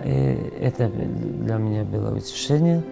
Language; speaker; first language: Russian; non-native, fluent; Georgian